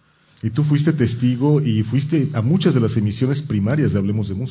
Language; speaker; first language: Spanish; native; Spanish